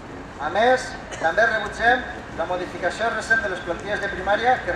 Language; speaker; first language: Catalan; native; Catalan